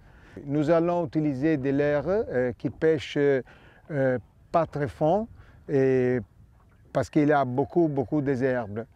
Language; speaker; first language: French; non-native, fluent; Italian